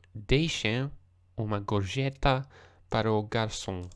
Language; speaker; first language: Portuguese; non-native, learner; English